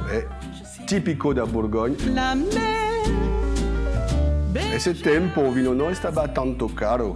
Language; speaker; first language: Portuguese; non-native, learner; French